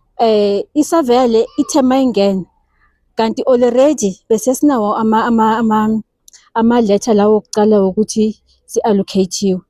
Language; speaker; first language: Zulu; native; Zulu